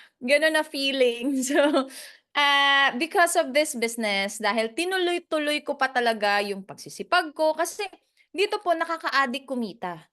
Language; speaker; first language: Filipino; non-native, local second language; Cebuano